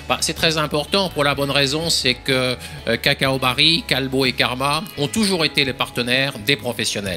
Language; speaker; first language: French; native; French